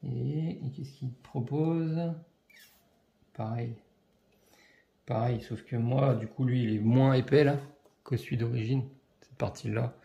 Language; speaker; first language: French; native; French